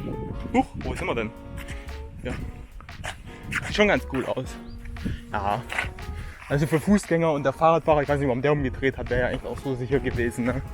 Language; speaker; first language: German; native; German